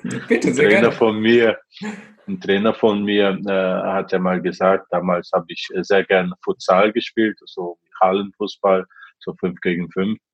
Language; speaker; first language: German; non-native, fluent; Portuguese